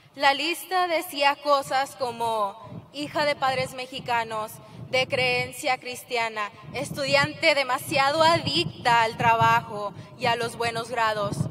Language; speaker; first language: Spanish; early bilingual, heritage; Spanish